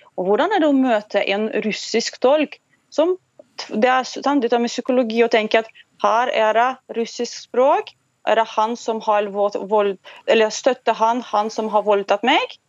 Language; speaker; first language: Norwegian; non-native, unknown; Russian